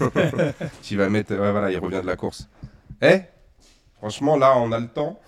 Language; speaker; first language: French; native; French